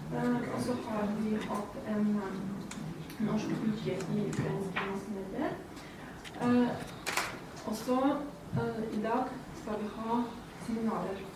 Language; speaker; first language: Norwegian; non-native, fluent; Ukrainian